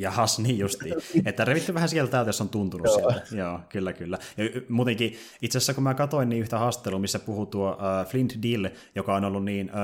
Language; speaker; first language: Finnish; native; Finnish